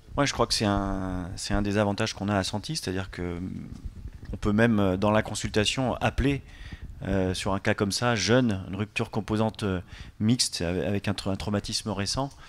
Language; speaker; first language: French; native; French